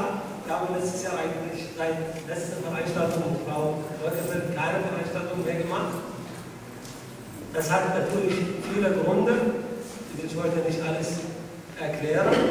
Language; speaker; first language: German; non-native, fluent; Arabic